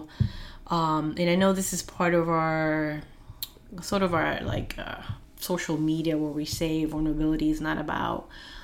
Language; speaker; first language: English; non-native, fluent; Spanish